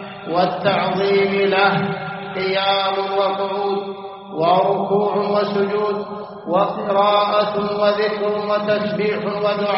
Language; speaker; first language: Arabic; native; Arabic